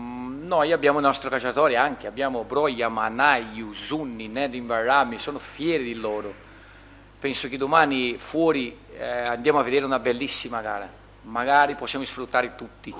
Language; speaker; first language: Italian; non-native, fluent; Portuguese